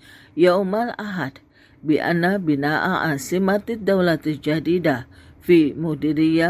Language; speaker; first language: Arabic; non-native, fluent; Indonesian